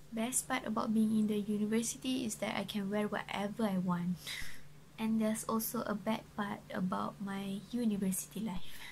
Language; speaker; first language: English; non-native, local second language; Malay